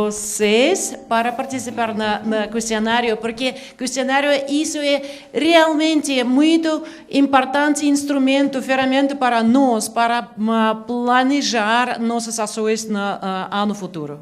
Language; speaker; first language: Portuguese; non-native, fluent; Russian